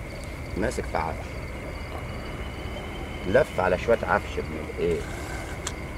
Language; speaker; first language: Arabic; native; Arabic